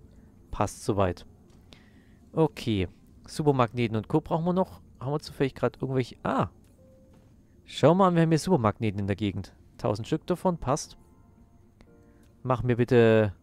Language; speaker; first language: German; native; German